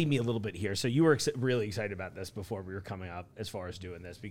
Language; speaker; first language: English; native; English